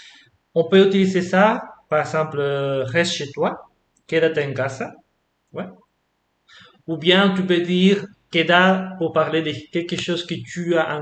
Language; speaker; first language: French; non-native, fluent; Spanish